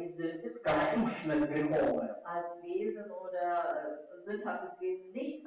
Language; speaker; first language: German; non-native, fluent; Russian